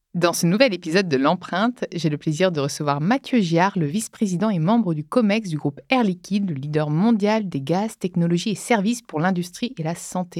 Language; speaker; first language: French; native; French